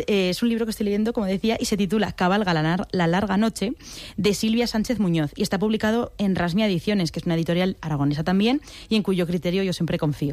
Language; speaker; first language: Spanish; native; Spanish